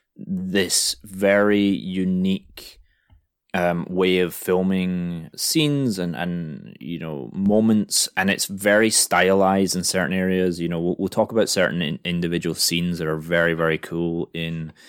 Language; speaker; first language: English; native; English